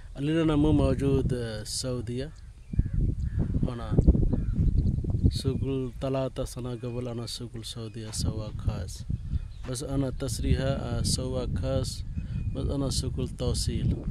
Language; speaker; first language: Arabic; non-native, learner; Hindi